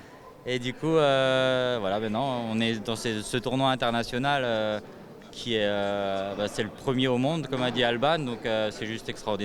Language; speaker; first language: French; native; French